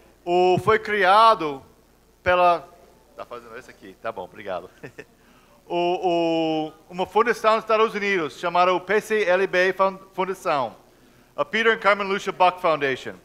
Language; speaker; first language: Portuguese; non-native, fluent; English